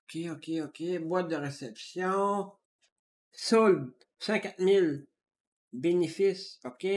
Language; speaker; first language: French; native; French